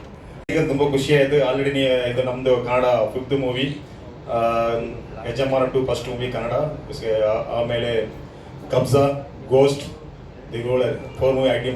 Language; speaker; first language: Kannada; non-native, learner; Tamil